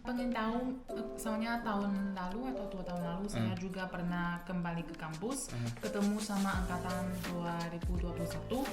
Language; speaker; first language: Indonesian; non-native, fluent; Chinese